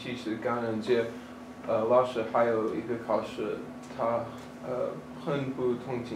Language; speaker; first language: Chinese; non-native, learner; English